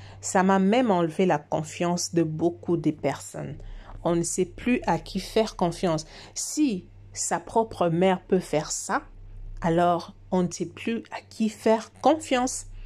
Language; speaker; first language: French; non-native, local second language; Lingala